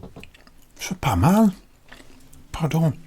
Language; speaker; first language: French; non-native, learner; English